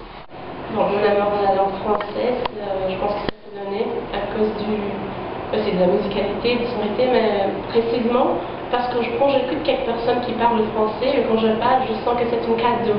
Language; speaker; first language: French; non-native, fluent; Portuguese